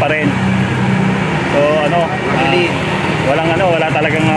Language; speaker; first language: Filipino; native; Filipino